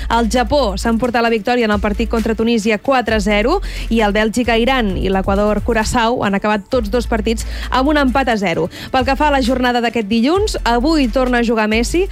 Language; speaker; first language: Catalan; native; Catalan